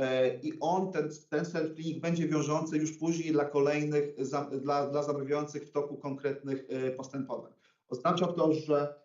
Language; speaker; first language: Polish; native; Polish